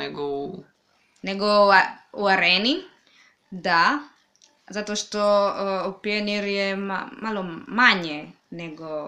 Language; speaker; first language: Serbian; non-native, learner; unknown